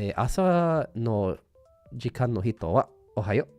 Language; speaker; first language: Japanese; non-native, learner; English